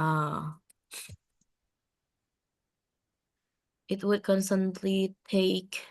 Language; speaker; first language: English; non-native, fluent; Indonesian